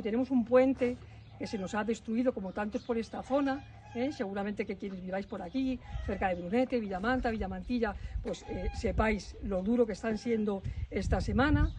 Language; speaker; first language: Spanish; native; Spanish